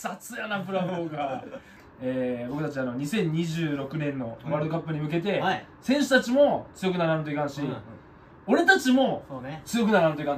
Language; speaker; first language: Japanese; native; Japanese